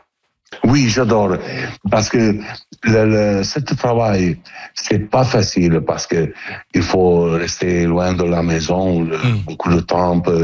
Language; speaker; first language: French; non-native, learner; Italian